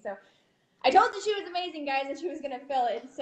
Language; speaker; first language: English; native; English